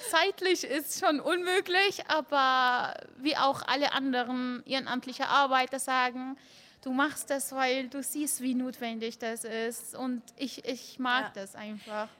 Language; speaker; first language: German; early bilingual, other home language; Arabic